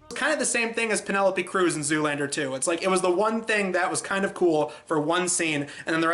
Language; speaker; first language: English; native; English